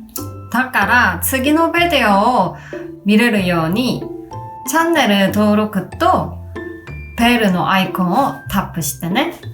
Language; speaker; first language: Japanese; non-native, fluent; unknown